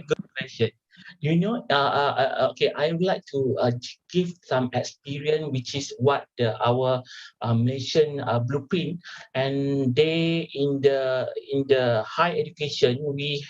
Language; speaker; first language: English; non-native, local second language; Malay